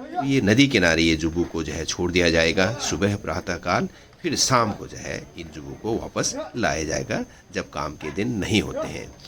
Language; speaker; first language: Hindi; non-native, local second language; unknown